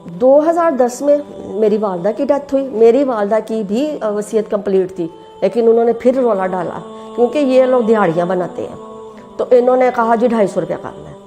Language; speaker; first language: Urdu; native; Urdu